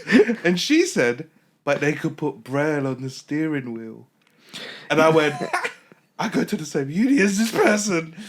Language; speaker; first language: English; native; English